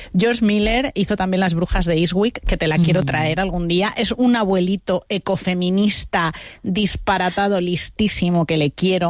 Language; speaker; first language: Spanish; native; Spanish